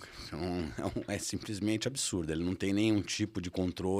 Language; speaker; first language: Portuguese; native; Portuguese